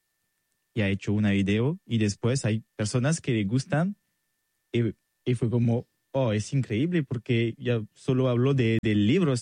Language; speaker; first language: Spanish; non-native, fluent; French